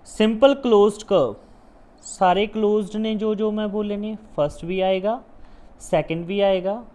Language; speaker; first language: Hindi; non-native, local second language; Punjabi